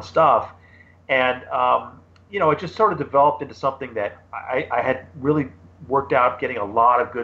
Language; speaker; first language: English; native; English